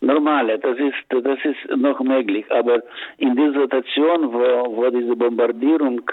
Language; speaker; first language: German; non-native, learner; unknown